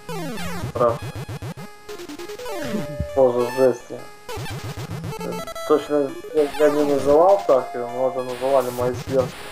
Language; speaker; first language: Russian; native; Russian